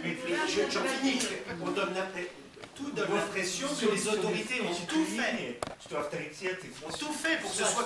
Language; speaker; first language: French; native; French